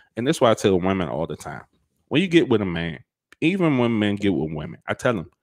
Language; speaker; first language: English; native; English